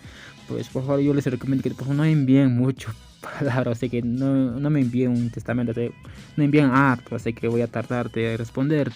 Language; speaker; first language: Spanish; non-native, local second language; Quechua